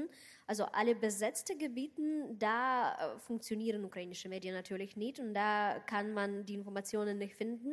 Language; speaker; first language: German; non-native, fluent; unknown